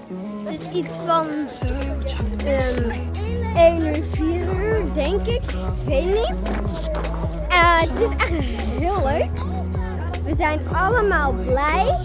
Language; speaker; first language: Dutch; non-native, learner; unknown